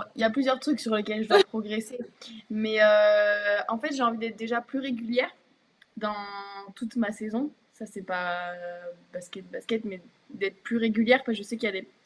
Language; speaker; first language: French; native; French